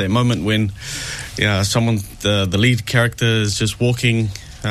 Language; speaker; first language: English; native; English